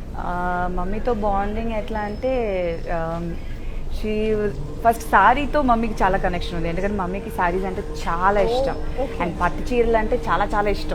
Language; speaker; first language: Telugu; non-native, local second language; Tamil